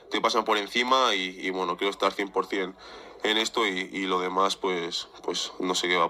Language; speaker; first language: Spanish; early bilingual, other home language; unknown